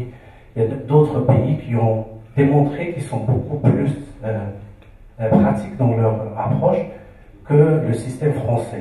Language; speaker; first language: French; non-native, local second language; Arabic